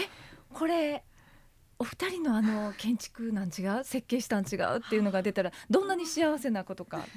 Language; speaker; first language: Japanese; native; Japanese